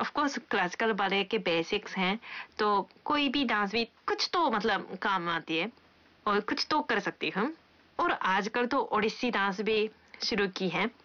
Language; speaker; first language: Hindi; non-native, fluent; Japanese